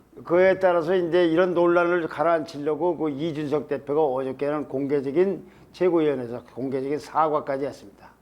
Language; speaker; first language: Korean; native; Korean